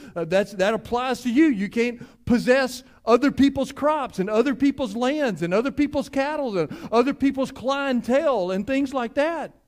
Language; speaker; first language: English; native; English